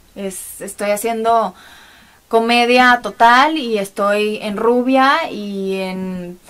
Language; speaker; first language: Spanish; native; Spanish